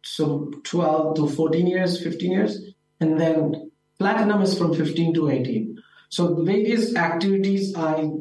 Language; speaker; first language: English; non-native, local second language; Urdu